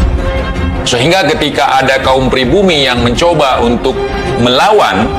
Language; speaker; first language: Indonesian; native; Indonesian